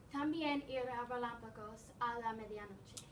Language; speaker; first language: Spanish; non-native, learner; English